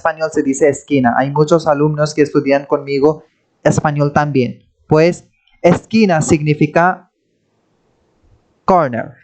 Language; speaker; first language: Spanish; non-native, fluent; Hindi